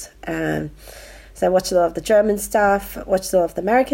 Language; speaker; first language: English; non-native, local second language; Cantonese